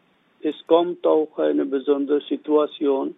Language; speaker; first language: German; non-native, learner; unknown